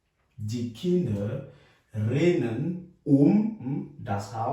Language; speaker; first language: German; non-native, fluent; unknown